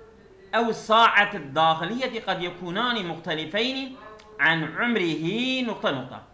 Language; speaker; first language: Arabic; non-native, fluent; Turkish